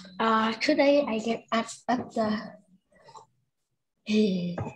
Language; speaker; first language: English; non-native, learner; Vietnamese